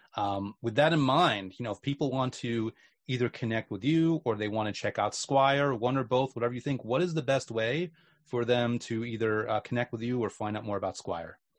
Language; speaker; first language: English; native; English